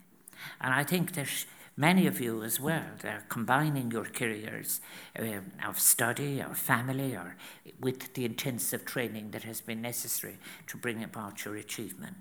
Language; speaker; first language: English; native; English